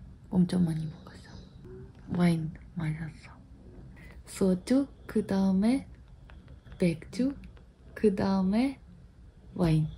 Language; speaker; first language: Korean; non-native, learner; Ukrainian